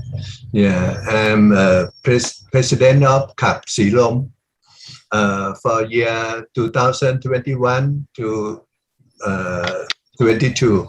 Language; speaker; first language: English; non-native, learner; Thai